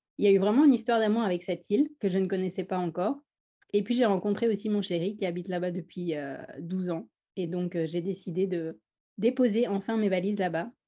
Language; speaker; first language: French; native; French